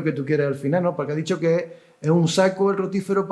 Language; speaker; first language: Spanish; native; Spanish